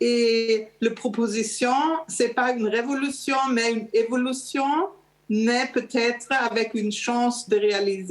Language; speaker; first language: French; non-native, learner; German